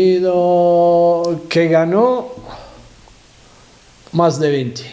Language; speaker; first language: Spanish; non-native, learner; Italian